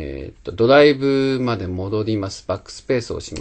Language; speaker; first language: Japanese; native; Japanese